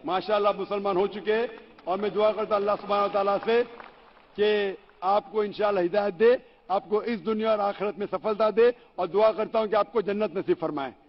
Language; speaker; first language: Hindi; non-native, local second language; Konkani